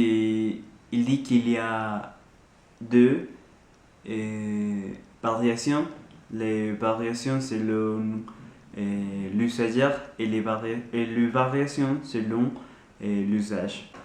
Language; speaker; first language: French; non-native, learner; Spanish